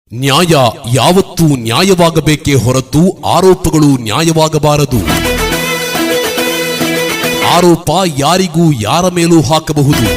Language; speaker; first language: Kannada; native; Kannada